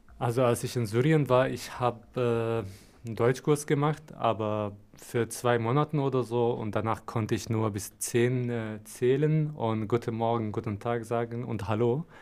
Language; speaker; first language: German; non-native, fluent; Arabic